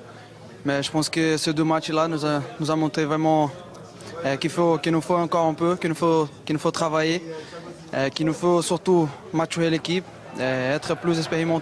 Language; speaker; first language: French; non-native, fluent; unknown